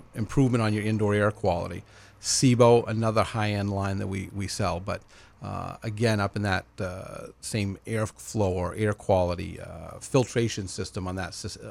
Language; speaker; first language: English; native; English